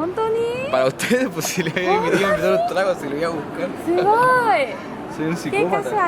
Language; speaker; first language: Spanish; native; Spanish